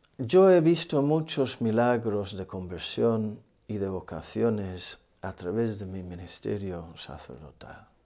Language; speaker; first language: Spanish; non-native, fluent; English